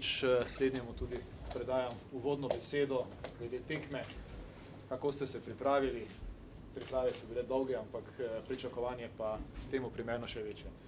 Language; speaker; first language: Slovenian; native; Slovenian